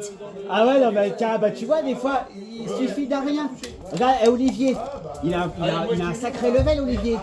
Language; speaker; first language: French; native; French